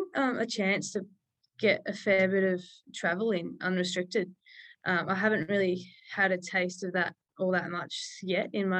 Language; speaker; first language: English; native; English